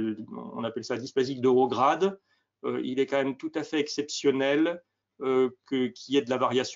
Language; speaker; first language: French; native; French